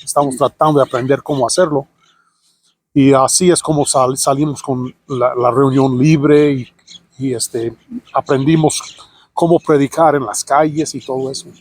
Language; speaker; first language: Spanish; non-native, fluent; English